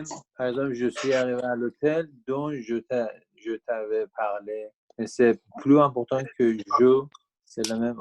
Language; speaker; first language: French; non-native, learner; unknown